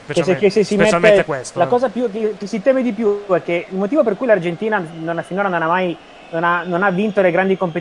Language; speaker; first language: Italian; native; Italian